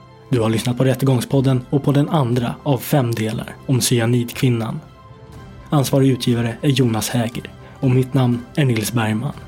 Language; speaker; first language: Swedish; native; Swedish